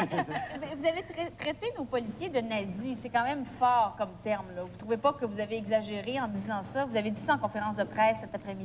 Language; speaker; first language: French; native; French